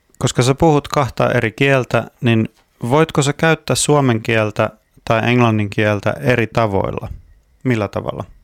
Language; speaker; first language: Finnish; native; Finnish